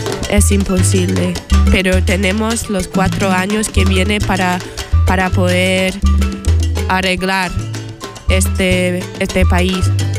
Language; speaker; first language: Spanish; non-native, fluent; English